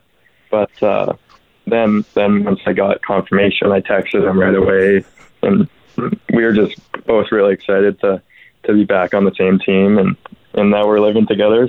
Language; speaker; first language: English; native; English